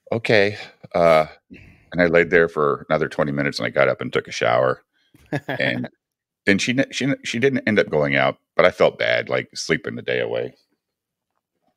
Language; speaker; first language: English; native; English